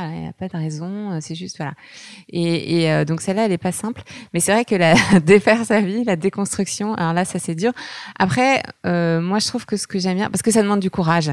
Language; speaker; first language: French; native; French